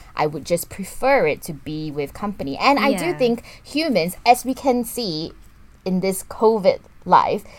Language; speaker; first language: English; non-native, local second language; Chinese